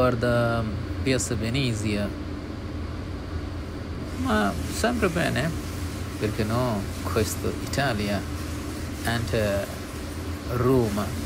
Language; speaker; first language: Italian; non-native, learner; Bangla